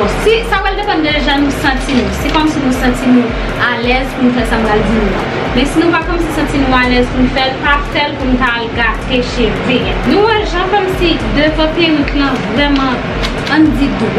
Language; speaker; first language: French; non-native, local second language; Haitian Creole